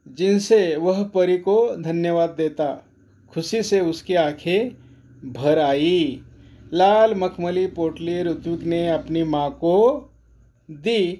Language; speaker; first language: Hindi; non-native, local second language; Marathi